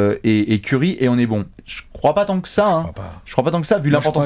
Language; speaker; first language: French; native; French